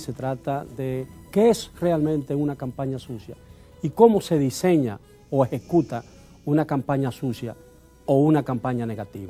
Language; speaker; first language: Spanish; native; Spanish